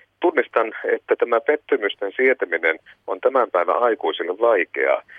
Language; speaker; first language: Finnish; native; Finnish